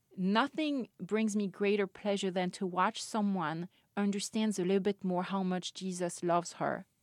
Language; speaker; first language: English; non-native, fluent; French